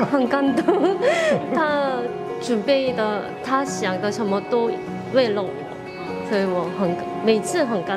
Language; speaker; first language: Chinese; non-native, learner; Korean